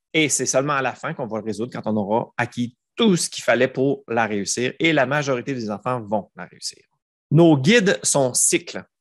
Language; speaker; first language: French; native; French